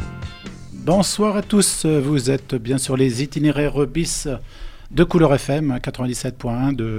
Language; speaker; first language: French; native; French